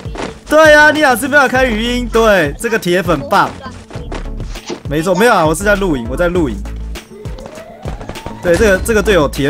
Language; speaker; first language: Chinese; native; Chinese